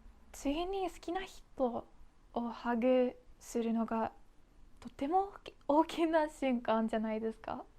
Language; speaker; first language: Japanese; non-native, fluent; Dutch